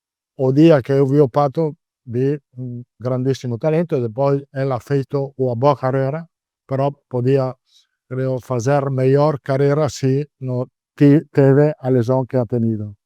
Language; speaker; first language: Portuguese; non-native, learner; Italian